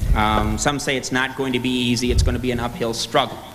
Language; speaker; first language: English; native; English